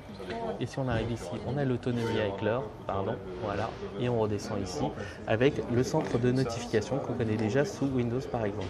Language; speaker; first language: French; native; French